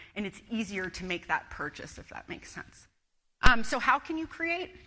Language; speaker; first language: English; native; English